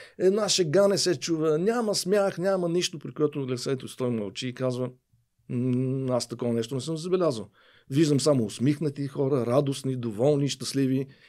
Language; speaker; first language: Bulgarian; native; Bulgarian